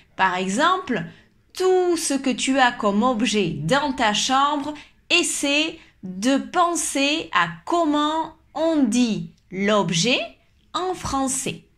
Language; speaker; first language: French; native; French